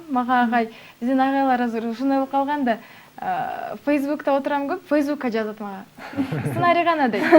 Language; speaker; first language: Kyrgyz; non-native, local second language; Uyghur